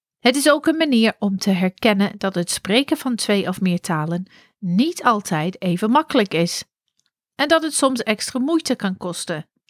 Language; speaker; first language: Dutch; non-native, fluent; English